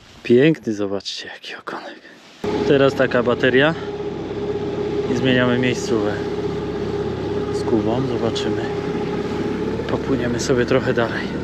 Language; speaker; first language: Polish; native; Polish